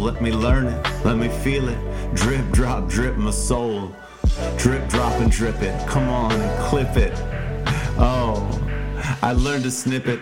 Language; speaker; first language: English; native; English